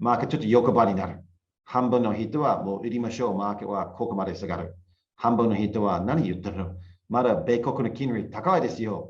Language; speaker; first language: Japanese; non-native, learner; English